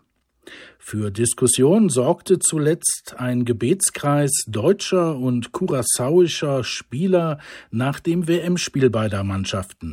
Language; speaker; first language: German; native; German